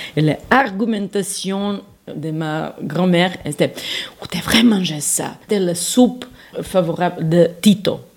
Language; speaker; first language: French; non-native, learner; Serbian